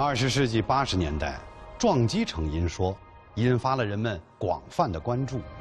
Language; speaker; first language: Chinese; native; Chinese